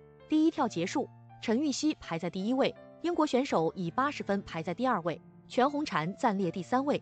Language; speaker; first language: Chinese; native; Chinese